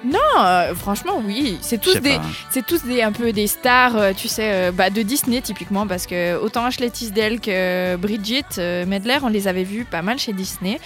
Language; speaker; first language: French; native; French